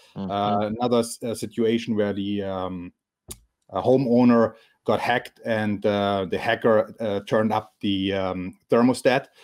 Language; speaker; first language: English; non-native, fluent; German